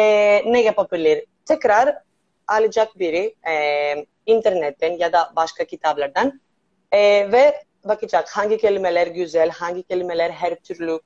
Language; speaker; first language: Turkish; non-native, learner; Greek